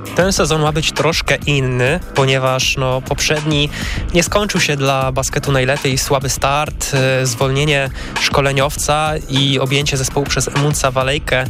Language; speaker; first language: Polish; native; Polish